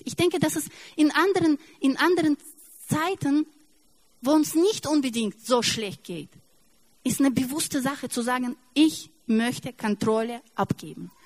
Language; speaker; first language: German; non-native, fluent; Russian